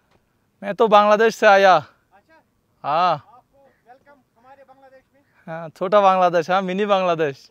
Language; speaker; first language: Hindi; non-native, learner; Bangla